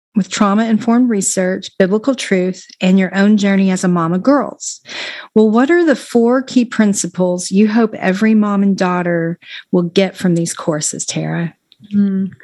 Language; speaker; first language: English; native; English